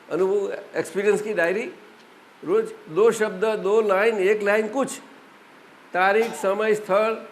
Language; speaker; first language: Hindi; non-native, local second language; Gujarati